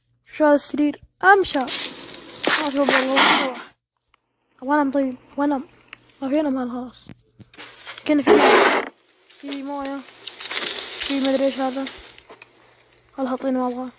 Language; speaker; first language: Arabic; native; Arabic